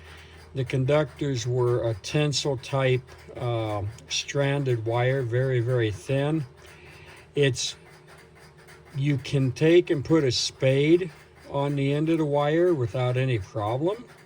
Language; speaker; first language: English; native; English